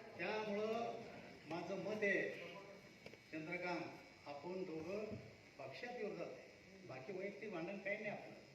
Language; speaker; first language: Marathi; native; Marathi